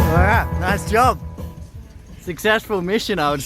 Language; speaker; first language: English; native; English